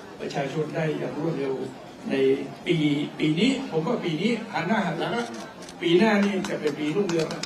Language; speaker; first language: Thai; native; Thai